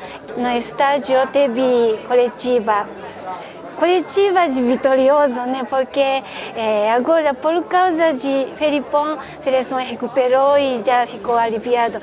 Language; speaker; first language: Portuguese; non-native, fluent; Japanese